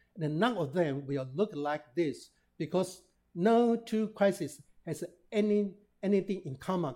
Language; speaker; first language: English; non-native, fluent; Chinese